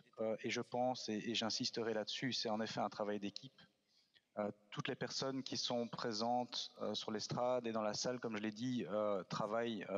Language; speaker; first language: French; native; French